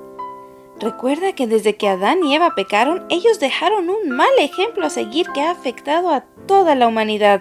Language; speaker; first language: Spanish; native; Spanish